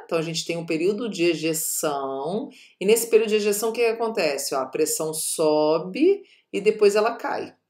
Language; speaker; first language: Portuguese; native; Portuguese